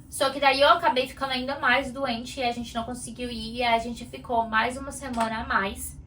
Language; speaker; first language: Portuguese; native; Portuguese